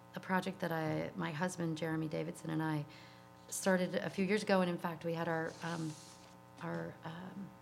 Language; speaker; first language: English; native; English